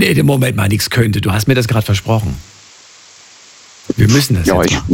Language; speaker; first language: German; native; German